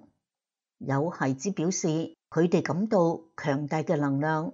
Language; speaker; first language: Chinese; non-native, local second language; Cantonese